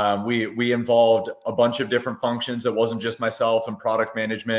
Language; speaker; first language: English; native; English